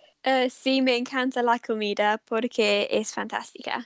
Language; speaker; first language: Spanish; non-native, learner; English